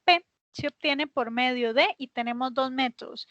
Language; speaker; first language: Spanish; native; Spanish